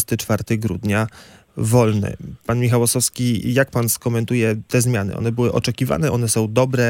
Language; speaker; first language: Polish; native; Polish